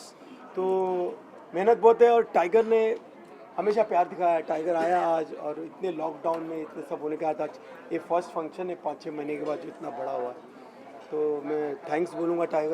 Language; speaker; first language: Hindi; native; Hindi